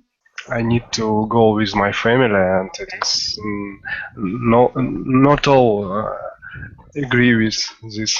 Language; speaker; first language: English; non-native, learner; Russian